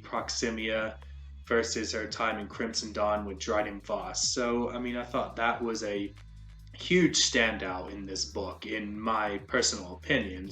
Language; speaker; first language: English; native; English